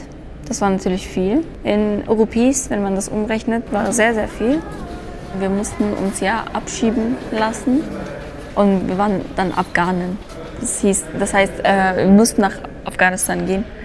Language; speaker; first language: German; early bilingual, other home language; Persian